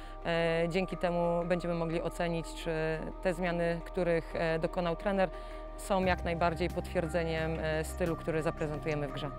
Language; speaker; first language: Polish; native; Polish